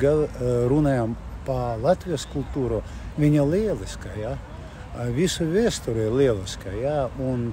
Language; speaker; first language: Latvian; non-native, local second language; Russian